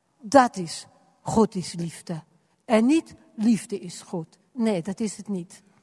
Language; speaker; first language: Dutch; non-native, fluent; French